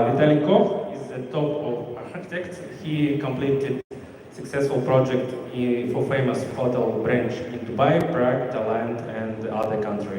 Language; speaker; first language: English; non-native, learner; Russian